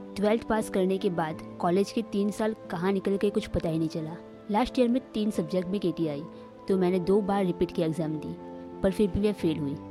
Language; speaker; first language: Hindi; non-native, local second language; Marathi